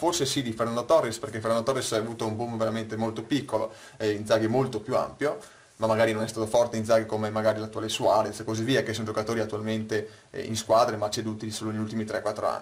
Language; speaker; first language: Italian; native; Italian